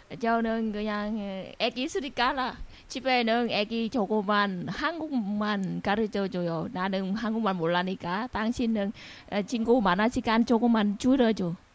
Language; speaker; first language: Korean; non-native, learner; Vietnamese